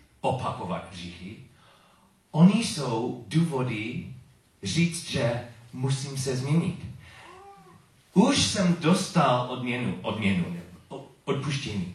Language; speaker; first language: Czech; non-native, learner; English